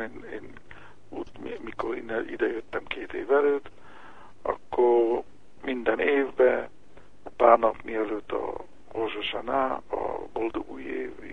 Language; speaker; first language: Hungarian; early bilingual, heritage; Hebrew